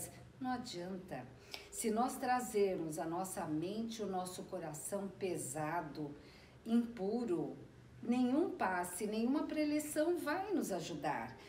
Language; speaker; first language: Portuguese; native; Portuguese